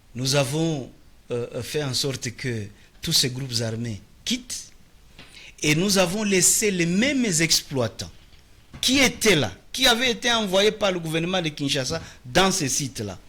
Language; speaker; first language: French; non-native, local second language; Swahili